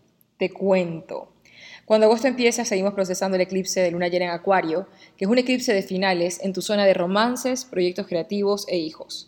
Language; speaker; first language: Spanish; native; Spanish